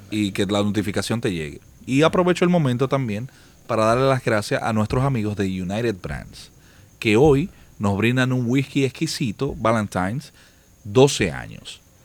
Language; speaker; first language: Spanish; native; Spanish